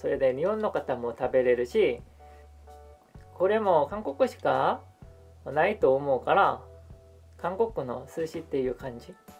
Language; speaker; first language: Japanese; non-native, fluent; Korean